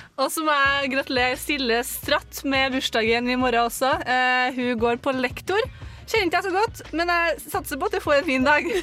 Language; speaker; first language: Norwegian; native; Norwegian